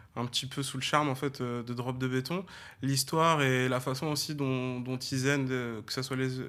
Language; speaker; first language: French; native; French